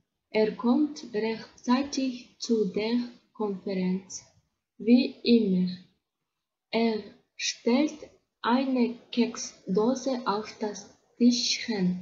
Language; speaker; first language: German; non-native, learner; Kyrgyz